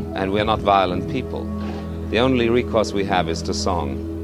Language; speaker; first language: English; early bilingual, other home language; German